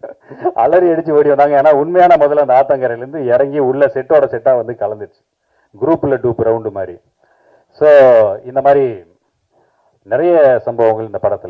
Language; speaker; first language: Tamil; native; Tamil